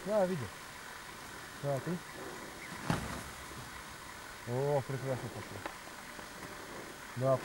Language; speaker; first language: Russian; non-native, local second language; Latvian